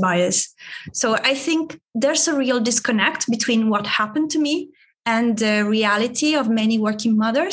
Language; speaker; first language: English; non-native, fluent; Italian